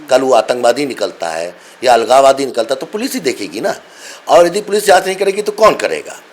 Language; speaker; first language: Hindi; non-native, local second language; Bangla